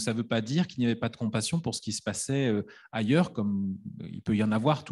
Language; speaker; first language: French; native; French